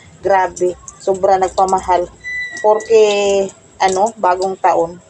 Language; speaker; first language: Filipino; non-native, local second language; Cebuano